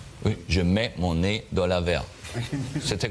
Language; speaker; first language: French; non-native, learner; German